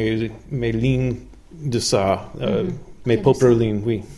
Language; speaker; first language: French; non-native, learner; English